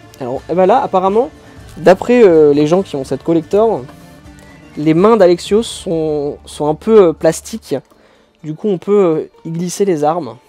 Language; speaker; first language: French; native; French